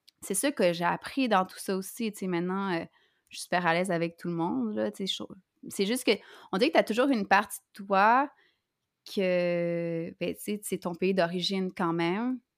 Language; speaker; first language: French; native; French